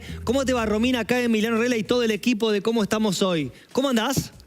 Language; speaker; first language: Spanish; native; Spanish